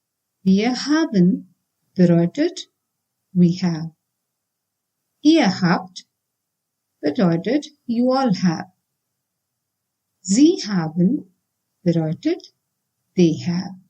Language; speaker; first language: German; non-native, fluent; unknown